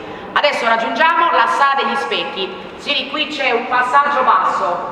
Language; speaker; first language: Italian; native; Italian